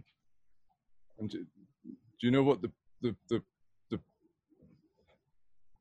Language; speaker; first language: English; native; English